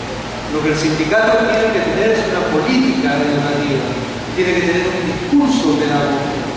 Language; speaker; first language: Spanish; native; Spanish